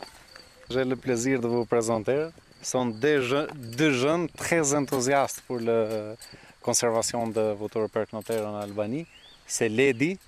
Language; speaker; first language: French; non-native, fluent; Albanian